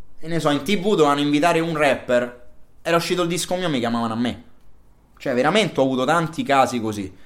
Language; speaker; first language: Italian; native; Italian